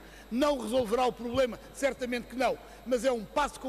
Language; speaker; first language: Portuguese; native; Portuguese